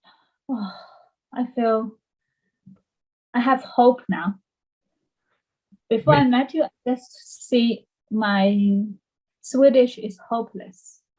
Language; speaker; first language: English; non-native, learner; Chinese